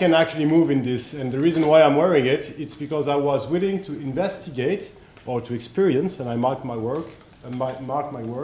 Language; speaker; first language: English; non-native, fluent; French